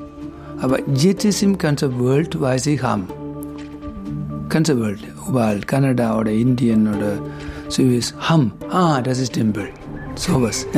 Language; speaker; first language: German; non-native, learner; Tamil